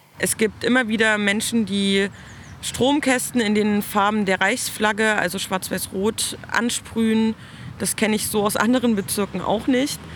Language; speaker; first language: German; native; German